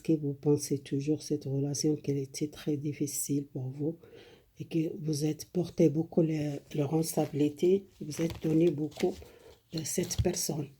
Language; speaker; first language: French; non-native, learner; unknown